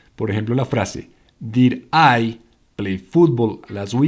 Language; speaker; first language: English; non-native, fluent; Spanish